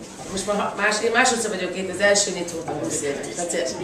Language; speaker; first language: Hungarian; early bilingual, heritage; English